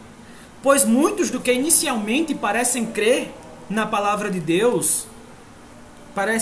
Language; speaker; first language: Portuguese; native; Portuguese